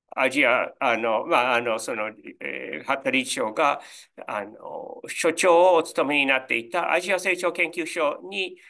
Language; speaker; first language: Japanese; non-native, fluent; English